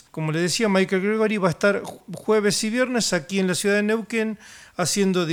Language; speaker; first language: Spanish; native; Spanish